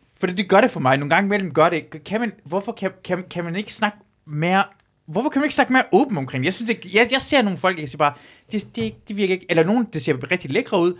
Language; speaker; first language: Danish; early bilingual, other home language; Persian